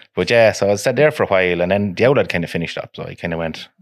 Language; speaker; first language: English; native; English